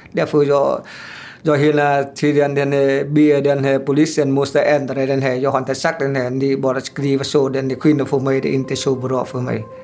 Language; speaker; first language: Swedish; non-native, learner; Vietnamese